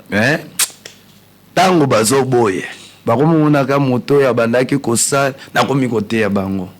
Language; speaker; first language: Lingala; non-native, local second language; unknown